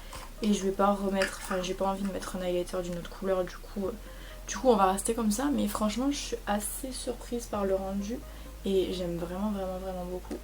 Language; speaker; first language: French; native; French